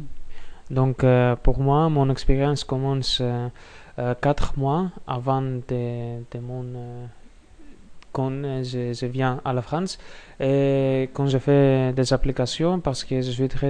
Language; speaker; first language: French; non-native, learner; Greek